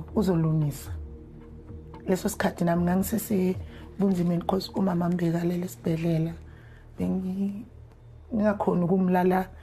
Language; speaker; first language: Zulu; native; Zulu